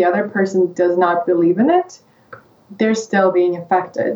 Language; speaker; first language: English; non-native, fluent; Russian